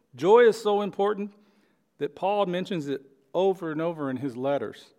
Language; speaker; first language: English; native; English